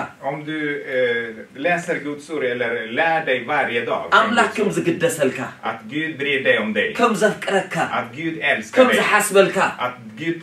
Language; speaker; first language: Swedish; non-native, fluent; Tigrinya